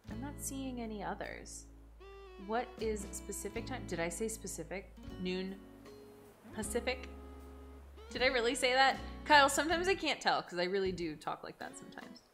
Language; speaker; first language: English; native; English